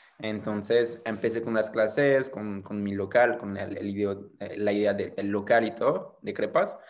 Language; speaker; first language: Spanish; non-native, fluent; French